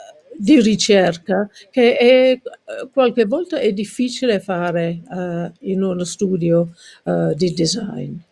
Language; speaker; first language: Italian; non-native, learner; English